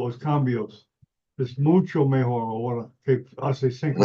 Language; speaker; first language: Spanish; non-native, learner; English